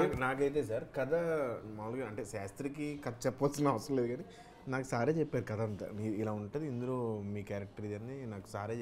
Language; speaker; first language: Telugu; native; Telugu